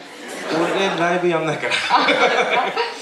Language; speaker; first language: Japanese; native; Japanese